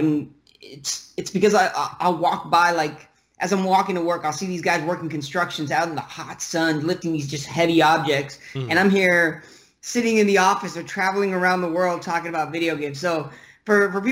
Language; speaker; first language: English; early bilingual, other home language; Russian